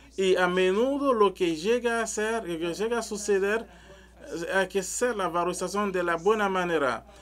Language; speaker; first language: Spanish; non-native, learner; French